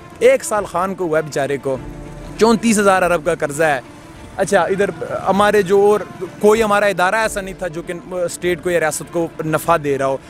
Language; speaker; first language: Urdu; non-native, local second language; Pashto